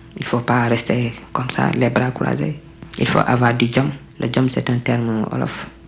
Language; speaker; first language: French; non-native, local second language; Wolof